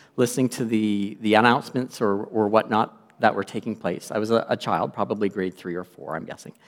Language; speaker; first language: English; native; English